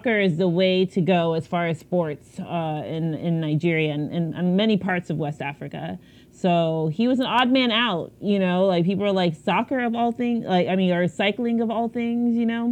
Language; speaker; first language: English; native; English